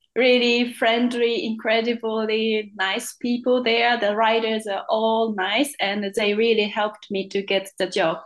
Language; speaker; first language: English; non-native, fluent; Japanese